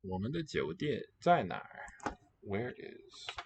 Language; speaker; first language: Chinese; non-native, learner; English